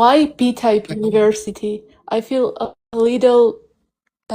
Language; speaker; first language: English; non-native, learner; Armenian